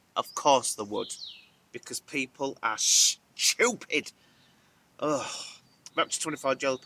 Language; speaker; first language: English; native; English